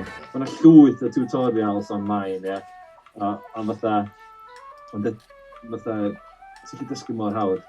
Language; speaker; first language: Welsh; native; Welsh